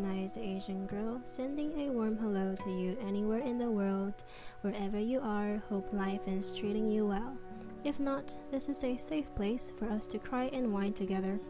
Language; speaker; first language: English; non-native, fluent; Chinese